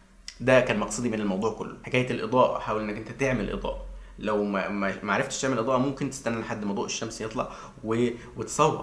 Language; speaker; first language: Arabic; native; Arabic